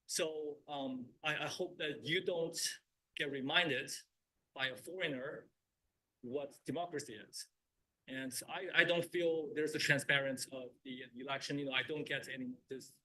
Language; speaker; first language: English; non-native, fluent; Chinese